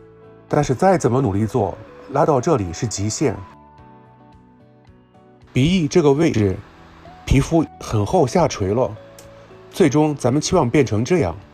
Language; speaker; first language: Chinese; native; Chinese